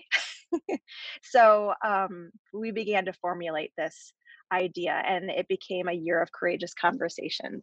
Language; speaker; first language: English; native; English